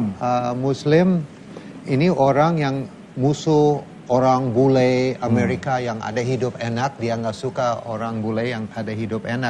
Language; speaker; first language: Indonesian; non-native, learner; English